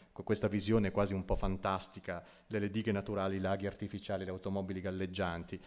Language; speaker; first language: Italian; native; Italian